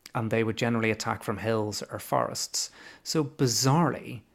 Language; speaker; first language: English; native; English